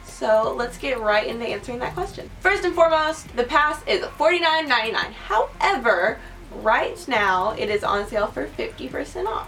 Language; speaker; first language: English; native; English